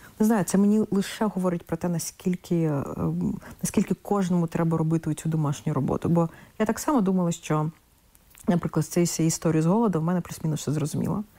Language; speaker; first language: Ukrainian; non-native, local second language; Russian